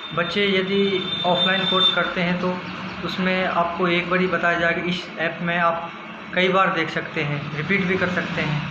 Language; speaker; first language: Hindi; native; Hindi